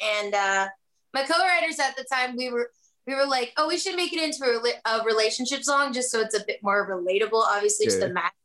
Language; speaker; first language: English; native; English